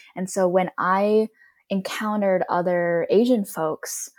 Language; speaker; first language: English; native; English